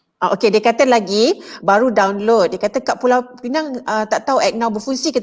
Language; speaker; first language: Malay; native; Malay